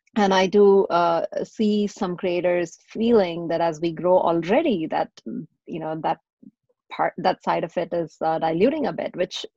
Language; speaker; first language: English; non-native, local second language; Tamil